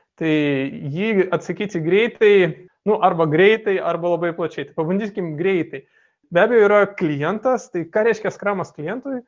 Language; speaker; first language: Lithuanian; non-native, local second language; Russian